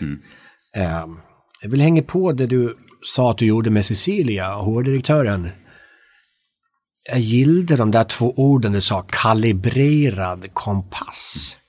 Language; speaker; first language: Swedish; native; Swedish